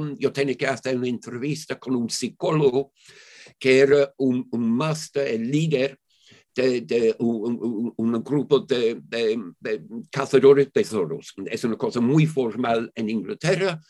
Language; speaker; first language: Spanish; non-native, fluent; English